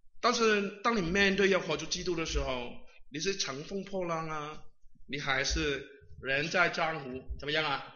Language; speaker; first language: Chinese; non-native, local second language; Cantonese